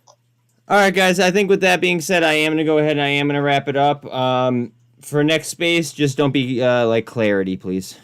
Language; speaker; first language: English; native; English